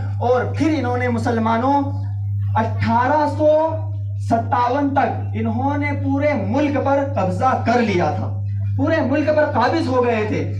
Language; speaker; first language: Urdu; native; Urdu